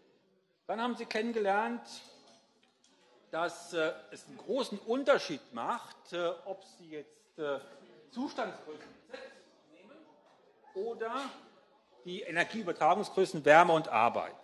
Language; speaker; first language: German; native; German